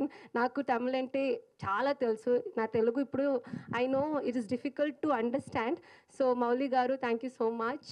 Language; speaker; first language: Telugu; non-native, learner; Malayalam